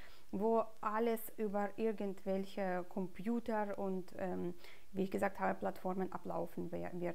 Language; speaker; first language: German; non-native, fluent; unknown